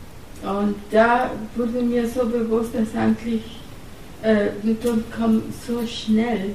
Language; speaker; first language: German; non-native, learner; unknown